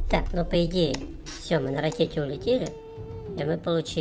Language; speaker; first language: Russian; native; Russian